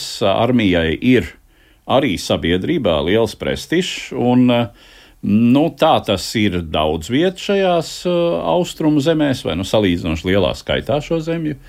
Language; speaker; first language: Latvian; native; Latvian